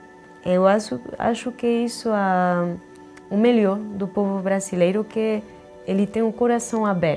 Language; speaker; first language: Portuguese; non-native, fluent; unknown